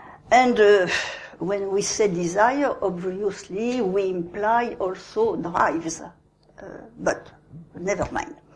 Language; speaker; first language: English; non-native, fluent; French